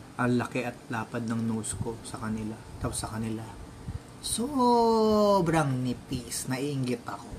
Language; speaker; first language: Filipino; native; Filipino